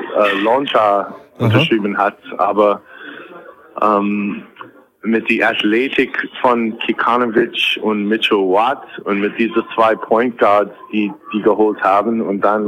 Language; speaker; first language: German; non-native, fluent; English